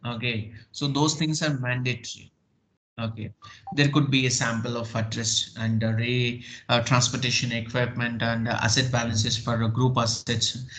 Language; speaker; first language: English; non-native, local second language; Telugu